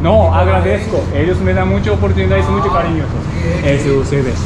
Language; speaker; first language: Spanish; non-native, learner; Japanese